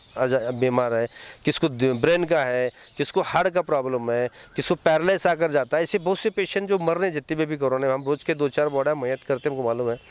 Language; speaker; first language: Hindi; non-native, local second language; Urdu